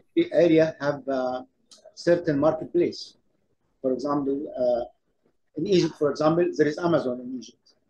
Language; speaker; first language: English; non-native, fluent; Arabic